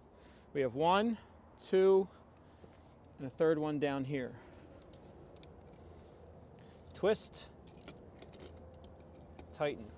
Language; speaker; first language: English; native; English